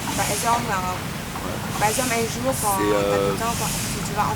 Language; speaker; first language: French; non-native, learner; Vietnamese